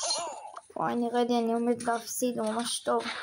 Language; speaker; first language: Hebrew; native; Hebrew